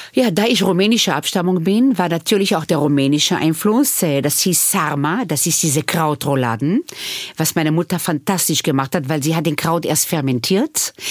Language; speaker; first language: German; early bilingual, other home language; Hebrew